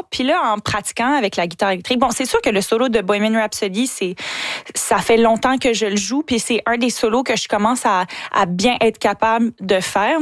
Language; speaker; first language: French; native; French